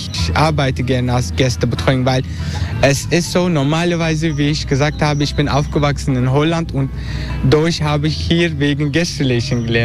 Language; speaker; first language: German; non-native, learner; Turkish